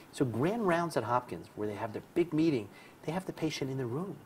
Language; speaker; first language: English; native; English